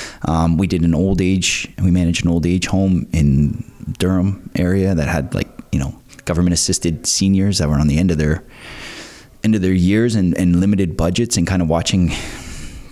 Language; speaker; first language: English; native; English